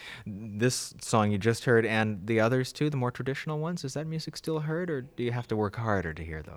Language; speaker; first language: English; native; English